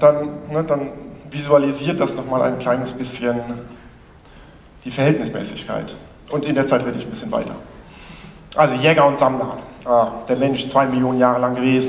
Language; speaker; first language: German; native; German